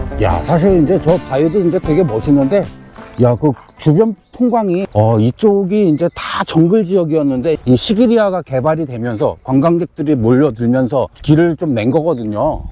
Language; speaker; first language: Korean; native; Korean